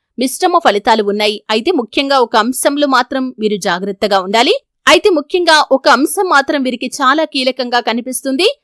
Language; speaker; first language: Telugu; native; Telugu